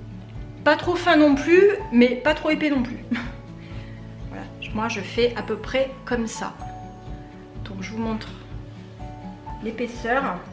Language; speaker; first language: French; native; French